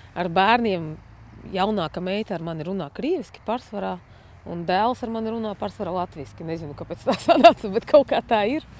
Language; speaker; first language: Latvian; non-native, fluent; Russian